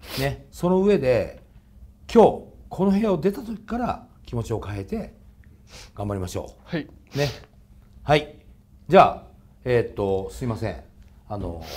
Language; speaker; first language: Japanese; native; Japanese